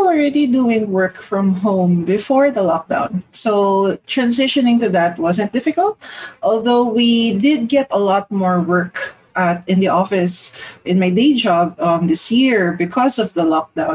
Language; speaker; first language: English; non-native, local second language; Filipino